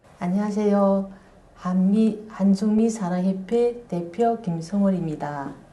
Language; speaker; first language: Korean; native; Korean